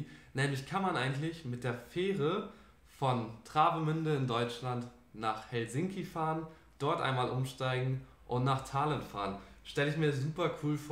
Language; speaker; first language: German; native; German